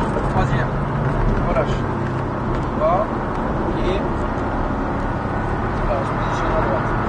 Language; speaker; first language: French; native; French